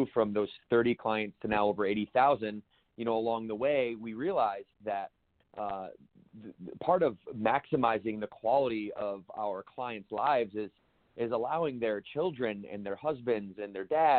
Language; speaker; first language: English; native; English